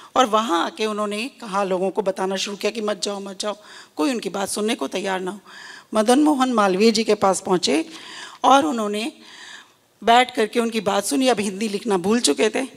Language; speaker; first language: Hindi; native; Hindi